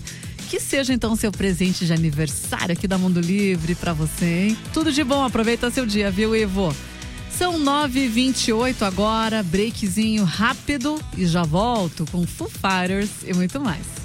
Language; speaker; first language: Portuguese; native; Portuguese